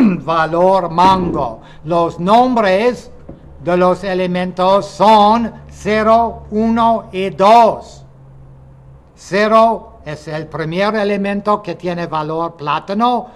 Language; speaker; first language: Spanish; non-native, fluent; English